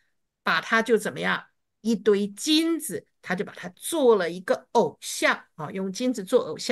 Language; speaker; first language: Chinese; native; Chinese